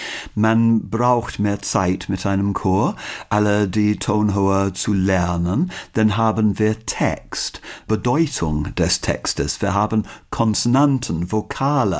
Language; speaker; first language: German; non-native, learner; English